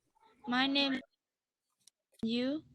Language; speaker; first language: English; non-native, learner; Vietnamese